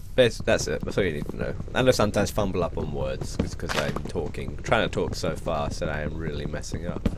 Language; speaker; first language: English; native; English